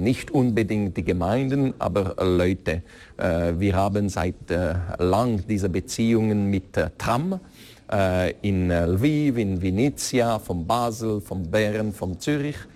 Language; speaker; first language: German; non-native, fluent; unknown